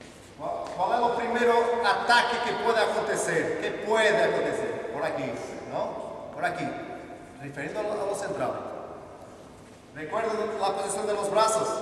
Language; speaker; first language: Spanish; non-native, learner; Portuguese